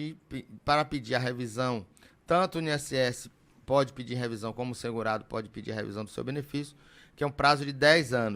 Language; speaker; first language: Portuguese; native; Portuguese